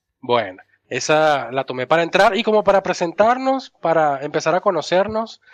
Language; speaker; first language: Spanish; native; Spanish